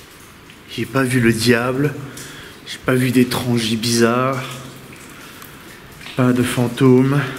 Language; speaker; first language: French; native; French